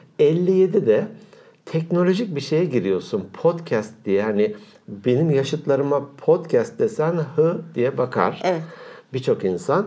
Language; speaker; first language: Turkish; native; Turkish